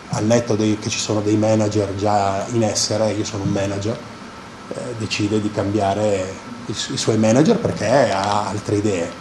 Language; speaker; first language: Italian; native; Italian